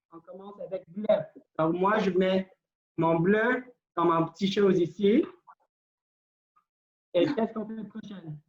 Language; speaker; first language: French; non-native, local second language; English